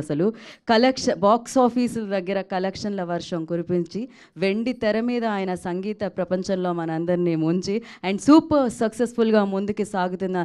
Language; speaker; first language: Telugu; native; Telugu